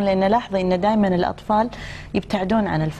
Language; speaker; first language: Arabic; native; Arabic